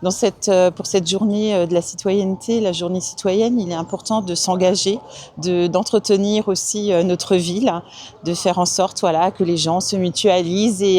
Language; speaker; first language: French; native; French